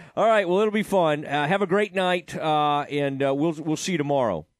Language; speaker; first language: English; native; English